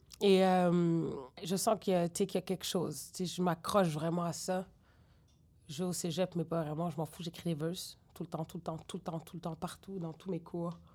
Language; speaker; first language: French; native; French